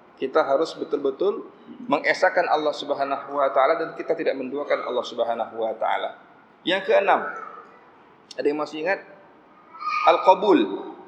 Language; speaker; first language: Malay; non-native, local second language; Achinese